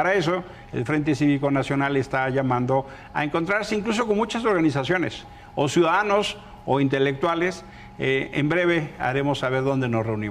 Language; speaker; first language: Spanish; native; Spanish